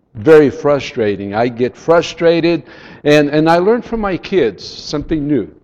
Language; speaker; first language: English; non-native, fluent; Portuguese